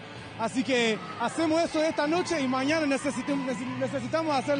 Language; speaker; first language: Spanish; non-native, learner; English